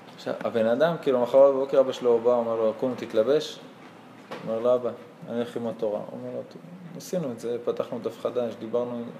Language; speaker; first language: Hebrew; native; Hebrew